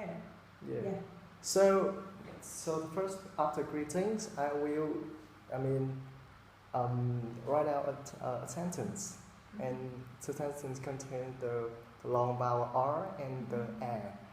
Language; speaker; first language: English; non-native, fluent; Vietnamese